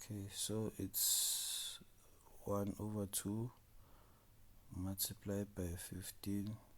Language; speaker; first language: English; non-native, local second language; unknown